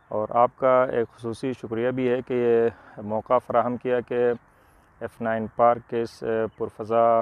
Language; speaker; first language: Urdu; native; Urdu